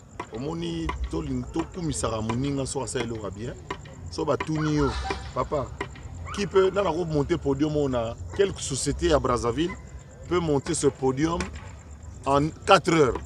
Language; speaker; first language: French; non-native, local second language; Lingala